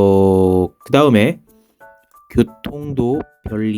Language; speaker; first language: Korean; non-native, fluent; Filipino